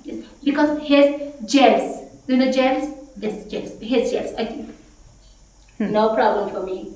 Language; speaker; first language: English; non-native, learner; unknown